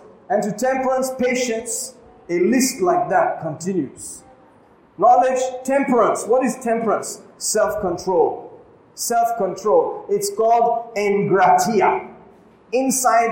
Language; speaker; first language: English; non-native, local second language; Malayalam